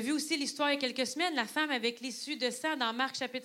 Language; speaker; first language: French; native; French